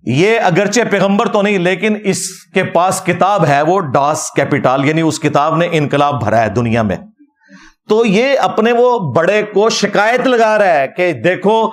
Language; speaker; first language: Urdu; native; Urdu